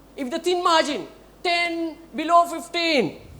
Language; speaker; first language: English; non-native, local second language; Sinhala